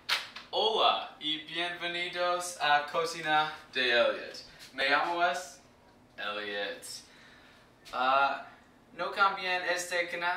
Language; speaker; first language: Spanish; non-native, learner; English